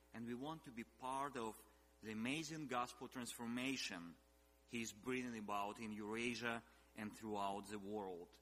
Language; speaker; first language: English; non-native, fluent; Russian